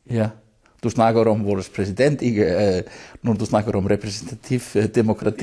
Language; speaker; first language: Danish; non-native, fluent; Icelandic